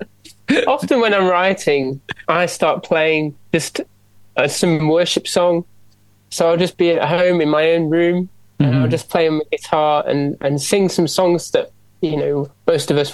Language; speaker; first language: English; native; English